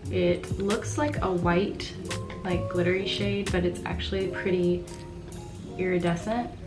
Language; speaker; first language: English; native; English